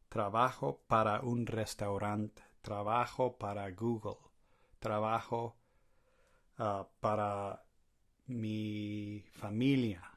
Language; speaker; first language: Spanish; non-native, fluent; English